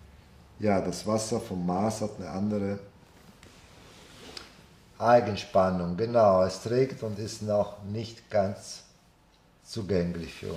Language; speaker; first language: German; non-native, fluent; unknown